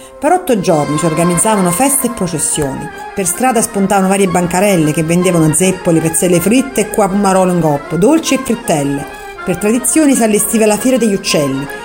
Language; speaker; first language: Italian; native; Italian